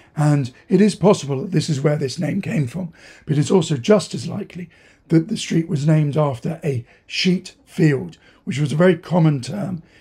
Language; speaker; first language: English; native; English